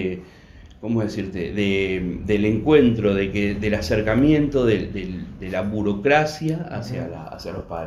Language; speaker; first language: Spanish; native; Spanish